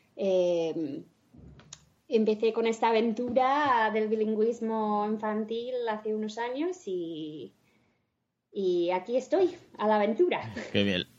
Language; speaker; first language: Spanish; non-native, fluent; English